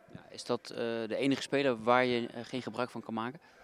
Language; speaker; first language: Dutch; native; Dutch